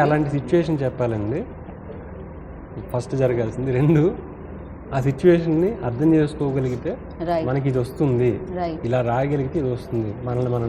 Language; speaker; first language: Telugu; native; Telugu